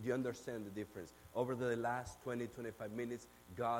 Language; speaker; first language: English; non-native, fluent; Spanish